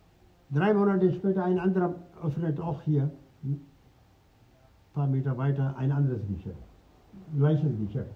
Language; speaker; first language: German; non-native, fluent; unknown